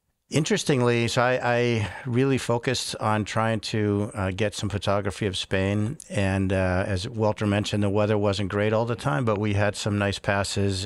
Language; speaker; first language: English; early bilingual, other home language; Spanish